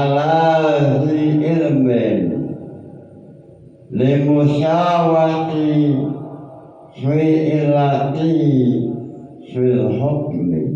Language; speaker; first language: Arabic; non-native, fluent; Javanese